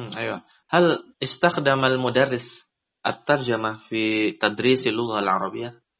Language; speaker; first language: Arabic; non-native, learner; Indonesian